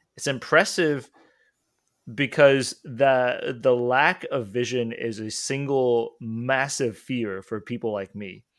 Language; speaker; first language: English; non-native, local second language; Cantonese